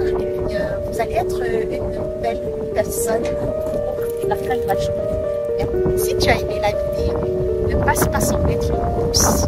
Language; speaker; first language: French; native; French